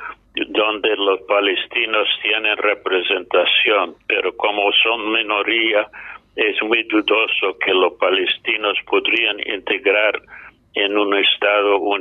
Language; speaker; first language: Spanish; non-native, fluent; English